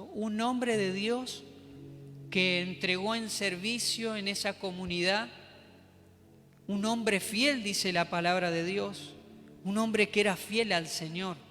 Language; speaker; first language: Spanish; native; Spanish